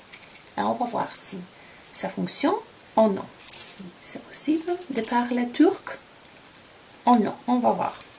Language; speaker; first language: French; non-native, fluent; Polish